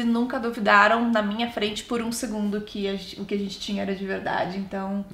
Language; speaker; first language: Portuguese; native; Portuguese